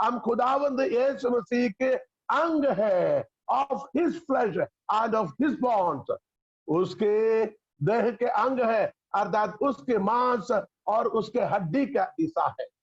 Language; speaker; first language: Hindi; non-native, local second language; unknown